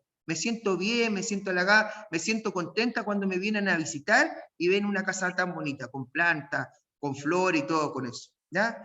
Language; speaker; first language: Spanish; native; Spanish